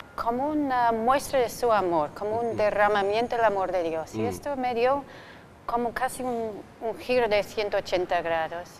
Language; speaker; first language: Spanish; non-native, fluent; English